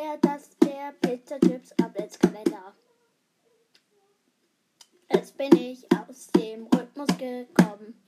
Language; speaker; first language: German; native; German